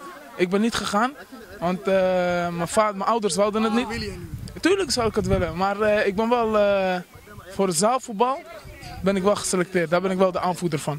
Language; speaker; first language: Dutch; early bilingual, other home language; Somali